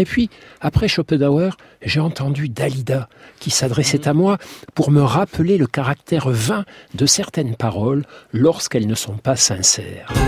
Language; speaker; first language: French; native; French